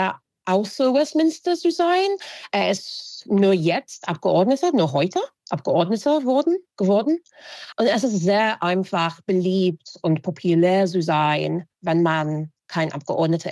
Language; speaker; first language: German; non-native, fluent; English